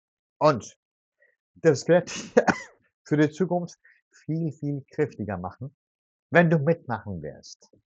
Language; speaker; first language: German; non-native, fluent; Turkish